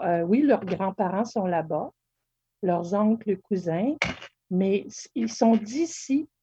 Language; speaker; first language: French; native; French